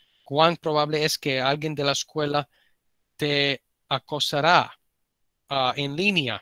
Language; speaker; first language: Spanish; early bilingual, heritage; Spanish